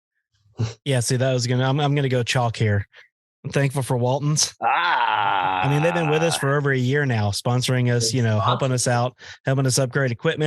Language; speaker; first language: English; native; English